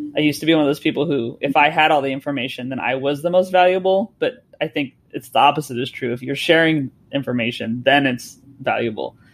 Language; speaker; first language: English; native; English